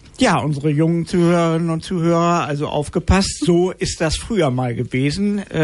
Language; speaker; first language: German; native; German